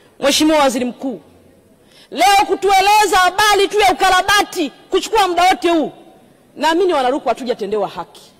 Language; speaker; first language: Swahili; native; Swahili